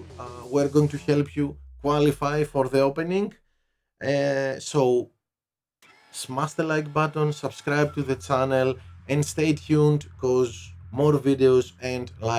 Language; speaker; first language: English; non-native, fluent; Greek